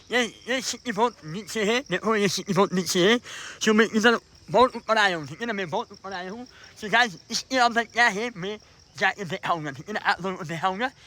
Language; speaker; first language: Hindi; non-native, fluent; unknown